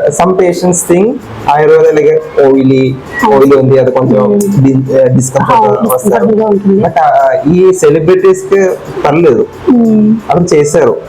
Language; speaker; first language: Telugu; non-native, learner; Malayalam